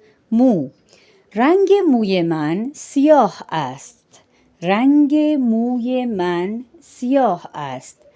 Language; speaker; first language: Persian; non-native, fluent; Urdu